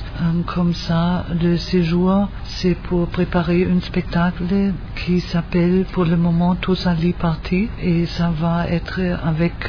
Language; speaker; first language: French; non-native, fluent; German